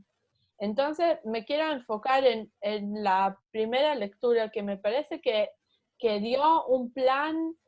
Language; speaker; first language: Spanish; early bilingual, heritage; Spanish